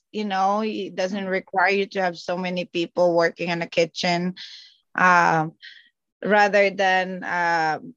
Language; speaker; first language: English; non-native, local second language; Filipino